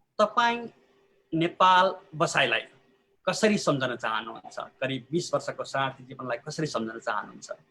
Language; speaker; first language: Nepali; native; Nepali